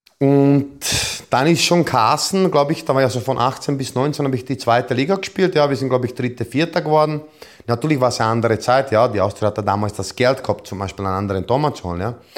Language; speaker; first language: German; non-native, fluent; Croatian